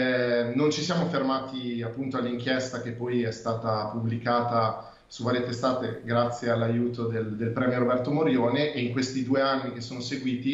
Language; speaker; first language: Italian; native; Italian